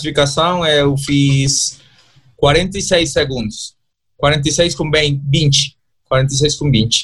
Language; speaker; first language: Portuguese; non-native, learner; Spanish